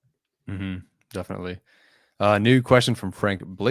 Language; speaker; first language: English; native; English